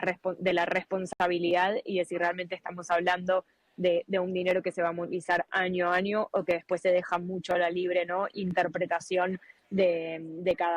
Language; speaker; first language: Spanish; native; Spanish